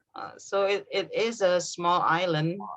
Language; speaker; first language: English; non-native, fluent; Indonesian